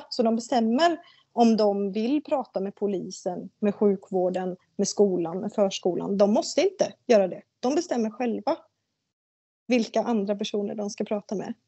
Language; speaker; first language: Swedish; native; Swedish